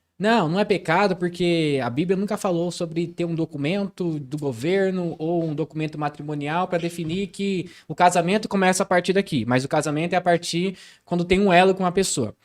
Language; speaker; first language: Portuguese; native; Portuguese